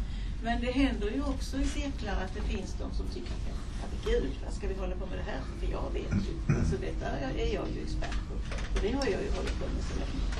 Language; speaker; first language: Swedish; native; Swedish